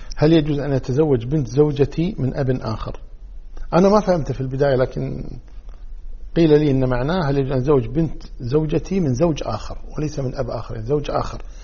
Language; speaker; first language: Arabic; native; Arabic